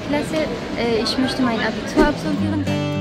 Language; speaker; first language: German; non-native, learner; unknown